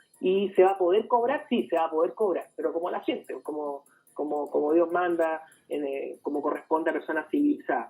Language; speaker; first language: Spanish; native; Spanish